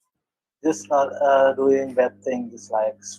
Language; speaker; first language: English; non-native, learner; Indonesian